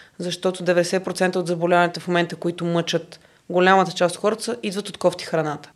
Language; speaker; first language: Bulgarian; native; Bulgarian